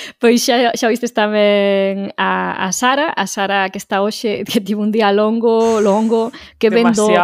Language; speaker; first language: Galician; native; Galician